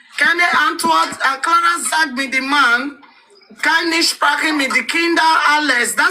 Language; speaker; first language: German; non-native, learner; Nigerian Pidgin